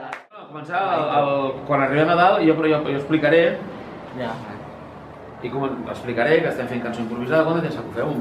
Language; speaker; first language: Catalan; native; Catalan